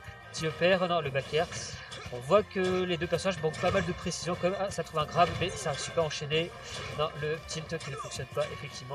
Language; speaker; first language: French; native; French